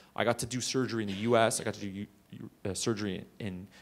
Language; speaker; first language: English; native; English